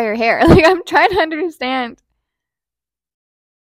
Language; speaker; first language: English; non-native, fluent; Spanish